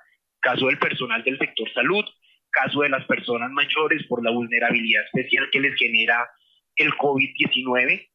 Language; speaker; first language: Spanish; native; Spanish